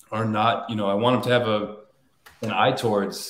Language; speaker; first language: English; native; English